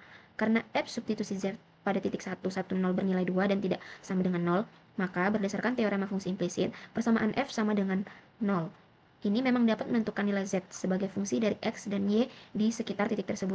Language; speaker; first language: Indonesian; native; Indonesian